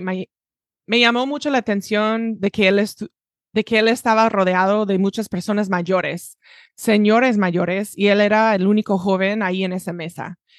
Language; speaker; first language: Spanish; non-native, fluent; English